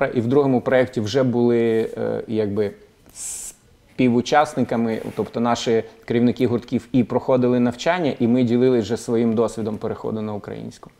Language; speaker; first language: Ukrainian; non-native, local second language; Russian